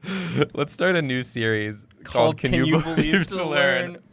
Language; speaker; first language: English; native; English